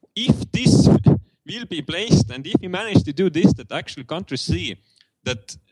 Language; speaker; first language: English; non-native, fluent; Estonian